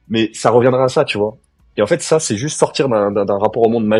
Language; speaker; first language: French; native; French